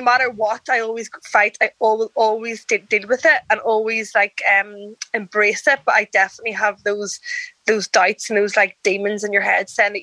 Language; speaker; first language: English; native; English